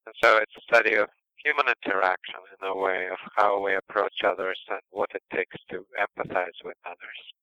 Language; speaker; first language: English; non-native, fluent; Russian